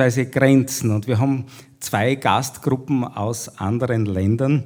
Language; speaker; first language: German; native; German